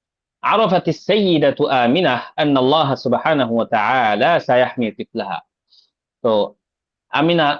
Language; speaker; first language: Arabic; non-native, fluent; Bangla